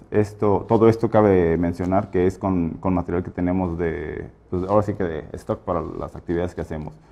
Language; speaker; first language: Spanish; native; Spanish